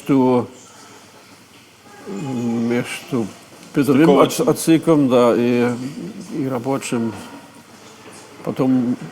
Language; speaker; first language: Russian; non-native, fluent; German